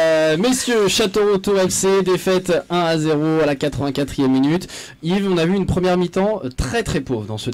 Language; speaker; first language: French; native; French